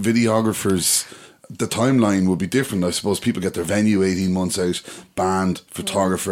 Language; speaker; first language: English; native; English